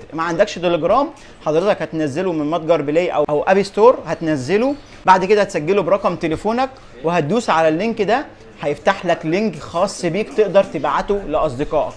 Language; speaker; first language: Arabic; native; Arabic